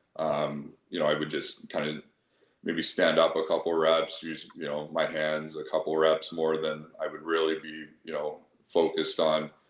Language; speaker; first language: English; native; English